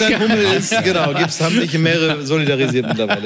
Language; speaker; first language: German; native; German